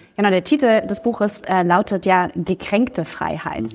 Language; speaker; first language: German; native; German